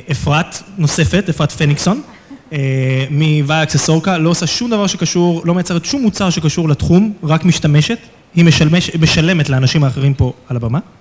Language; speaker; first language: Hebrew; native; Hebrew